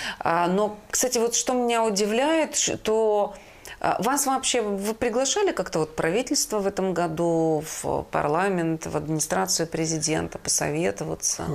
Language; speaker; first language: Russian; native; Russian